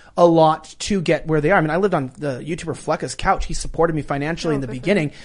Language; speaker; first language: English; native; English